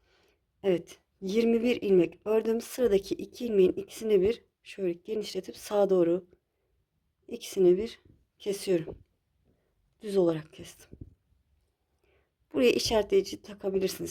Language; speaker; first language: Turkish; native; Turkish